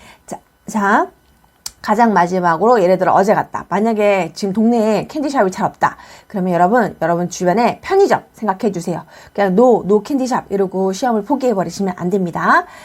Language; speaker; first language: Korean; native; Korean